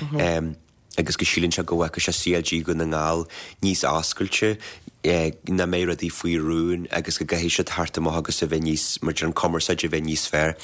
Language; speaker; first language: Irish; native; Irish